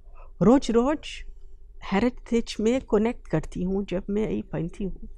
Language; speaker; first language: Hindi; early bilingual, heritage; Dutch